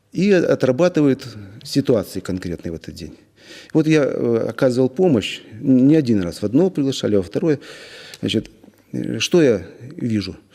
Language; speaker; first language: Russian; native; Russian